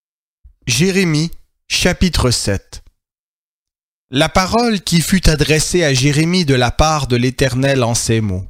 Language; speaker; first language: French; native; French